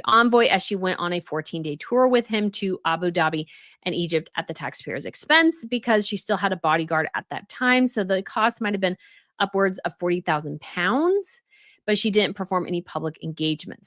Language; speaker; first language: English; native; English